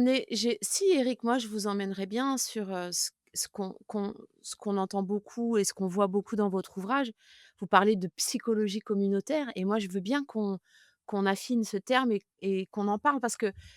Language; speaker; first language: French; native; French